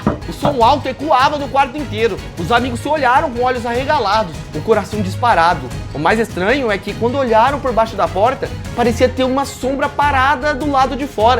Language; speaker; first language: Portuguese; native; Portuguese